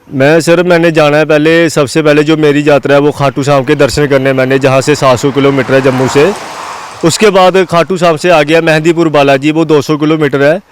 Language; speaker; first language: Hindi; non-native, local second language; Dogri